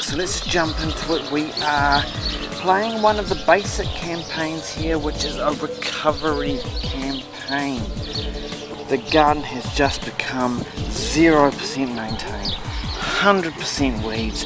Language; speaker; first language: English; native; English